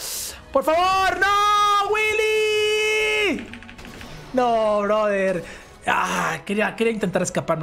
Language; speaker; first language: Spanish; native; Spanish